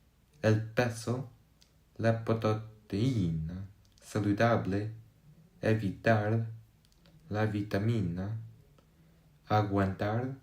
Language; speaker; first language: Spanish; non-native, learner; English